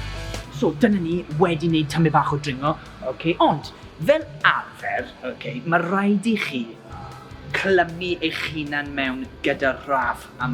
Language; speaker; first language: Welsh; non-native, local second language; English